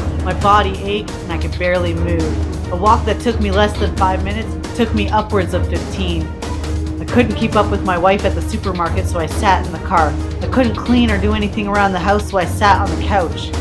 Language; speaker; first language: English; native; English